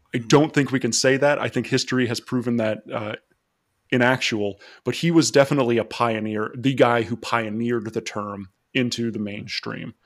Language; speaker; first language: English; native; English